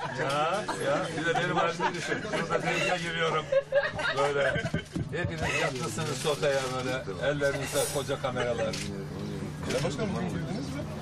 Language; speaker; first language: Turkish; native; Turkish